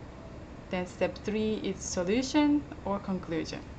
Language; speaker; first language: English; non-native, fluent; Japanese